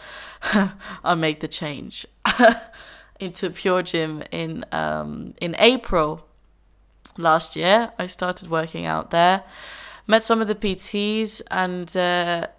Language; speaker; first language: English; non-native, fluent; Dutch